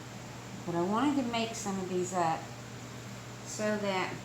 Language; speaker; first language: English; native; English